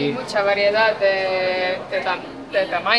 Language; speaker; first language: Spanish; non-native, fluent; Portuguese